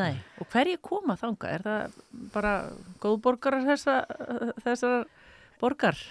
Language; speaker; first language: Icelandic; native; Icelandic